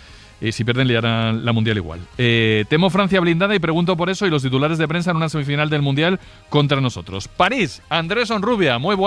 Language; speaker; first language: Spanish; native; Spanish